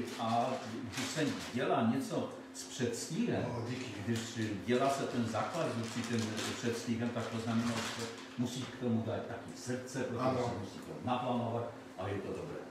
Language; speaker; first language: Czech; non-native, fluent; Polish